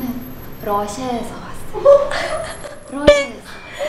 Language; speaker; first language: Korean; non-native, learner; Russian